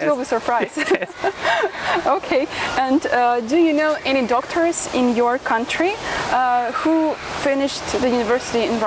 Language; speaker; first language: English; non-native, fluent; Russian